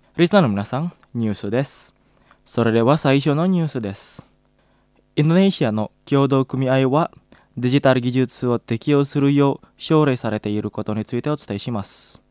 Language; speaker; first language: Japanese; non-native, fluent; Indonesian